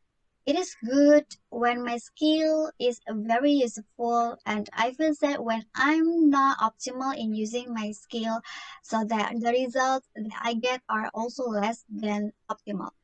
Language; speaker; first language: English; non-native, learner; Indonesian